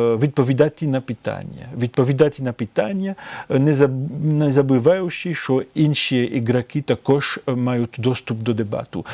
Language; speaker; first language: Ukrainian; non-native, fluent; French